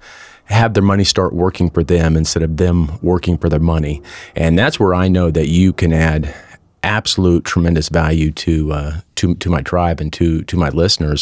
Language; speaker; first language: English; native; English